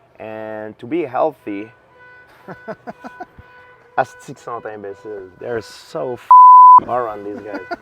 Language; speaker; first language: English; non-native, fluent; French